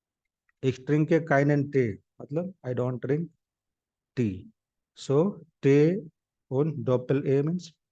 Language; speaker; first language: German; non-native, fluent; Hindi